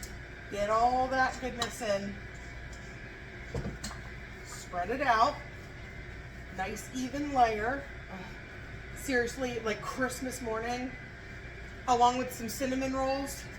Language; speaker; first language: English; native; English